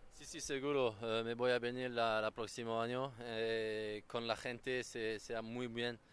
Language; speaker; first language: Spanish; non-native, learner; French